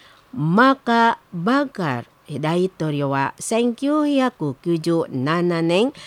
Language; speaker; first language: Japanese; non-native, learner; Indonesian